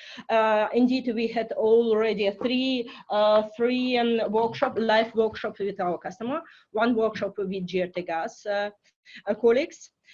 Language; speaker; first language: English; non-native, fluent; French